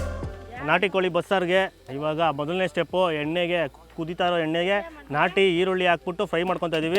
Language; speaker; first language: Kannada; native; Kannada